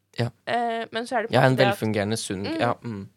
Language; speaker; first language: Norwegian; native; Norwegian